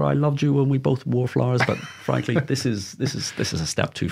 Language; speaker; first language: English; native; English